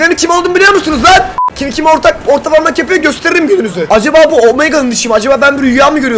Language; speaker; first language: Turkish; native; Turkish